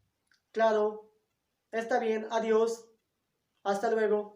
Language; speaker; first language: Spanish; non-native, learner; Hindi